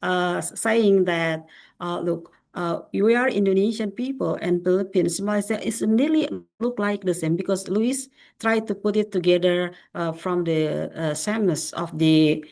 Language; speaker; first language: English; non-native, fluent; Indonesian